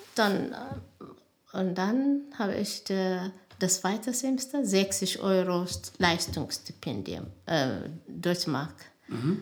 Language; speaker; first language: German; non-native, learner; Amharic